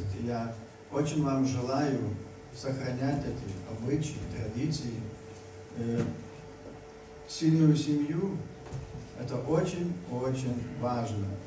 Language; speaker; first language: Russian; non-native, fluent; Lithuanian